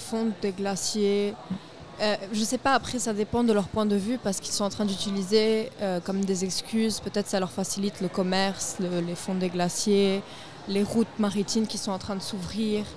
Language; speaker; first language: French; non-native, local second language; Arabic